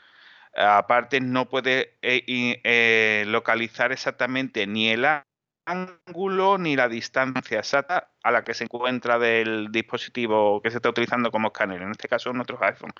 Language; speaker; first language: Spanish; native; Spanish